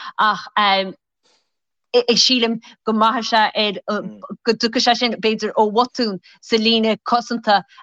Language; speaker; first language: Irish; native; Irish